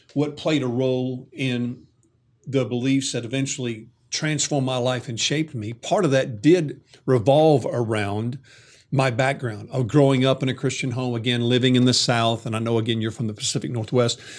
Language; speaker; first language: English; native; English